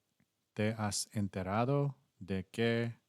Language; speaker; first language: Spanish; non-native, learner; English